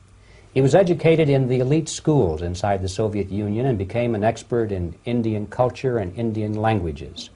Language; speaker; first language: English; native; English